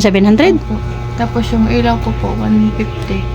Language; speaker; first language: Filipino; non-native, local second language; Waray